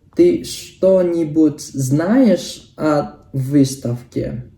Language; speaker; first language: Russian; non-native, learner; Indonesian